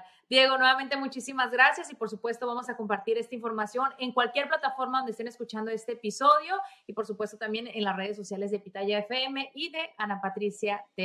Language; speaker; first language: Spanish; native; Spanish